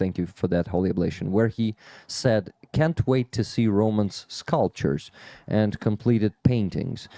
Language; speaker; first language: English; non-native, fluent; Ukrainian